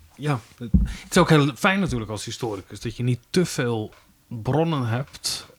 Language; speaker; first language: Dutch; native; Dutch